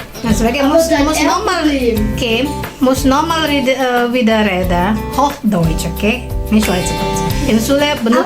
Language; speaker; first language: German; non-native, learner; Indonesian